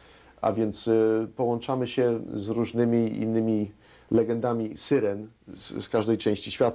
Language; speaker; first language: Polish; early bilingual, heritage; Polish